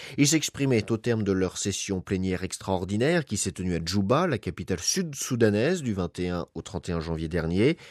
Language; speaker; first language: French; native; French